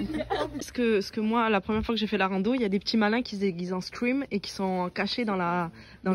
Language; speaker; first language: French; native; French